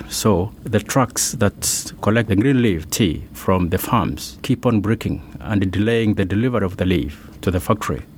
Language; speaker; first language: English; non-native, local second language; Meru